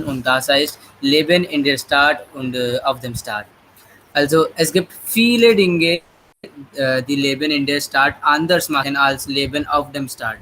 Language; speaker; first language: German; non-native, learner; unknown